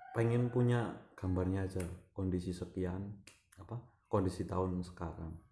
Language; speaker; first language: Indonesian; non-native, local second language; Javanese